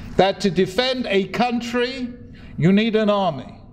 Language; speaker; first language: English; native; English